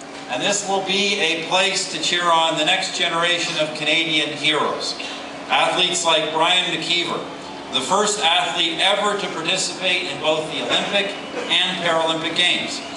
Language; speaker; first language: English; native; English